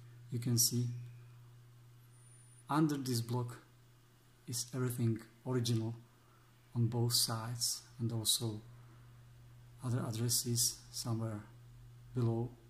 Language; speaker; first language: English; non-native, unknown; Czech